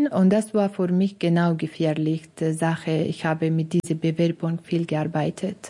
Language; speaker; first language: German; non-native, learner; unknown